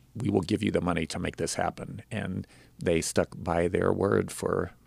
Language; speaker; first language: English; native; English